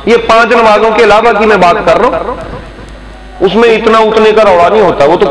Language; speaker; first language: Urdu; non-native, local second language; Punjabi